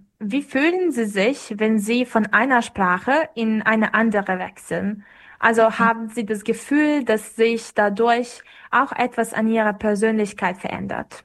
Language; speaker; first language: German; non-native, fluent; Serbian